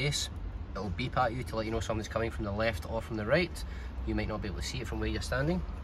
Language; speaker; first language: English; native; English